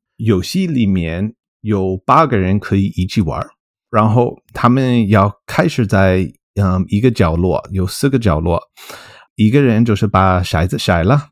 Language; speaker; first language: Chinese; non-native, fluent; English